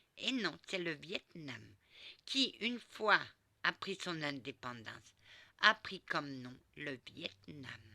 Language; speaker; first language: French; early bilingual, other home language; Portuguese